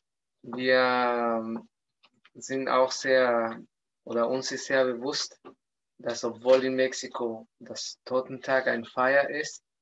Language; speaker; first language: German; non-native, fluent; Spanish